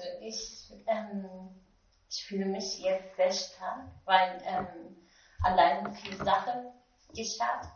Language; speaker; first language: German; non-native, learner; Turkish